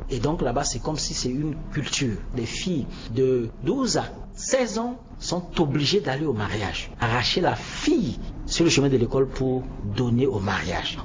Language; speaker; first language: French; non-native, local second language; Sango